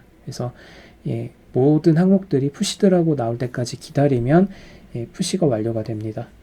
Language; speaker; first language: Korean; native; Korean